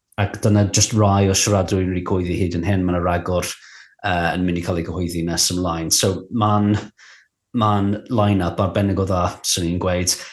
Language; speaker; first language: Welsh; non-native, local second language; English